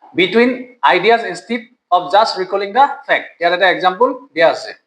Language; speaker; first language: English; non-native, local second language; Assamese